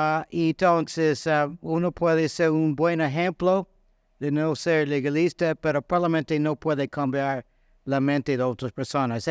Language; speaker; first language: Spanish; non-native, fluent; English